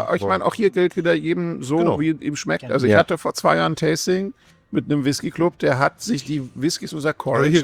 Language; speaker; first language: German; native; German